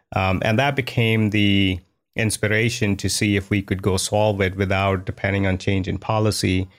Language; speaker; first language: English; non-native, local second language; Hindi